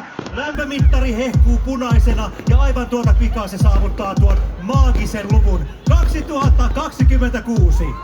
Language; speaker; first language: Finnish; native; Finnish